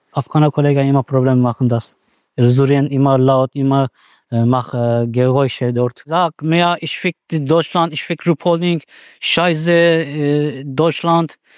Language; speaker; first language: German; non-native, learner; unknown